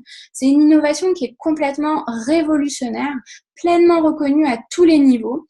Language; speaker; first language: French; native; French